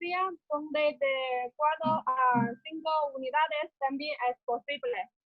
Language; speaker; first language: Spanish; non-native, learner; Chinese